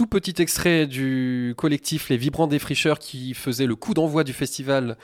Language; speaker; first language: French; native; French